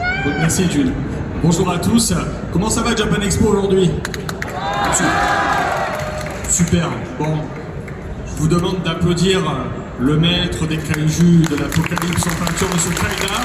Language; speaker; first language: French; native; French